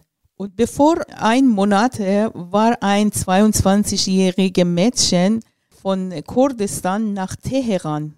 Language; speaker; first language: German; non-native, learner; Persian